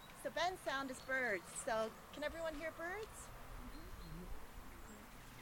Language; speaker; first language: English; native; English